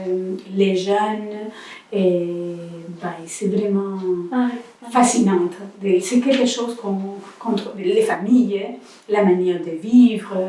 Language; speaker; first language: French; non-native, learner; Spanish